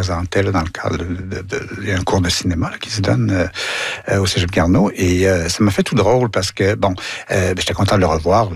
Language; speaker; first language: French; native; French